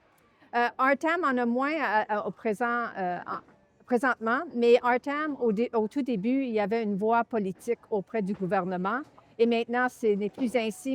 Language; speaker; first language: French; native; French